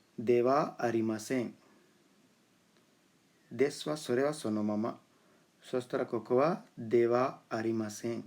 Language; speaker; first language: Japanese; non-native, fluent; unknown